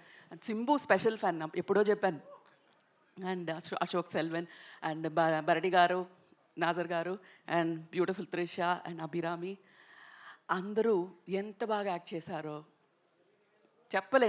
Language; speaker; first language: Telugu; non-native, local second language; Tamil